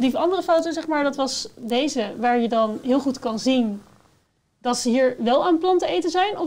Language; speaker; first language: Dutch; native; Dutch